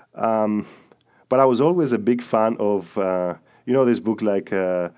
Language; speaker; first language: English; non-native, fluent; Greek